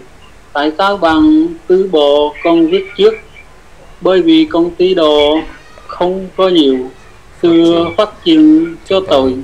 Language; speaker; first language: Vietnamese; non-native, learner; Khmer